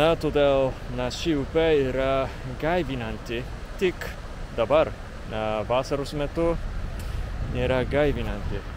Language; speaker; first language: Lithuanian; non-native, learner; Japanese